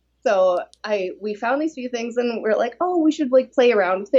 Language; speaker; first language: English; native; English